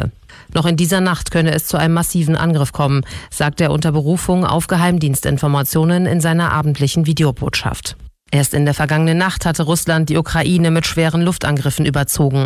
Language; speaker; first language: German; native; German